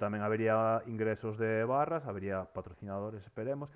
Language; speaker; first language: Spanish; native; Spanish